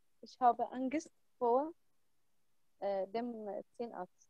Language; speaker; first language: German; non-native, learner; Arabic